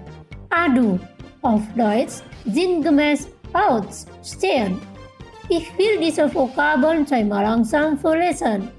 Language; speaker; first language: German; non-native, fluent; Indonesian